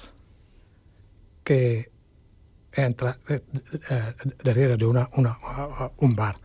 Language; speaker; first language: Catalan; non-native, fluent; Wolof